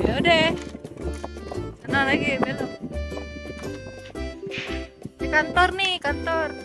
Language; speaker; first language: Indonesian; native; Indonesian